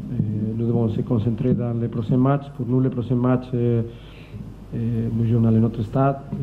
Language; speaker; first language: French; non-native, learner; Spanish